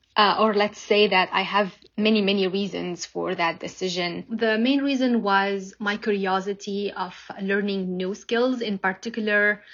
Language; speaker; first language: English; non-native, fluent; Arabic